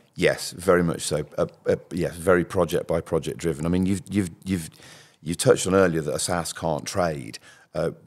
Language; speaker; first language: English; native; English